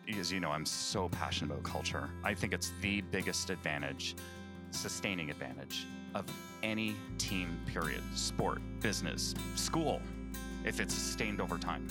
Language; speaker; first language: English; native; English